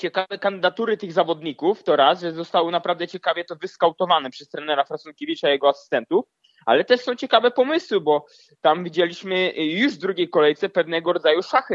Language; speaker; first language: Polish; native; Polish